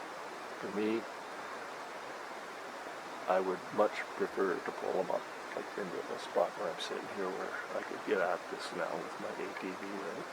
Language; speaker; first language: English; native; English